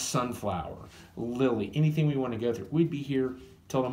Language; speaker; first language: English; native; English